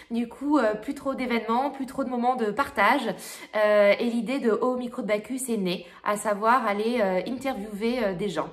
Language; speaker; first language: French; native; French